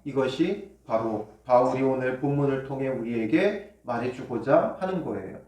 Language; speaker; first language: Korean; native; Korean